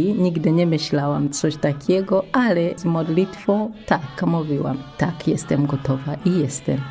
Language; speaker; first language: Polish; non-native, learner; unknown